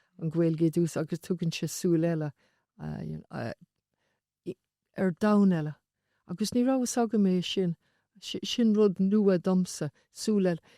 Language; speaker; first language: Irish; non-native, local second language; English